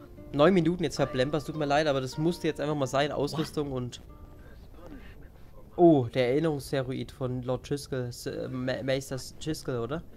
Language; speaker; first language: German; native; German